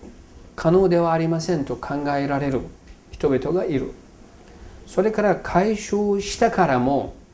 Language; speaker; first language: Japanese; non-native, fluent; Turkish